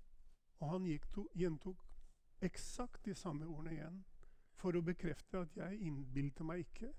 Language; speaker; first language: Norwegian; non-native, fluent; Albanian